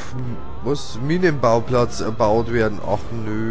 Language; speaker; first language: German; native; German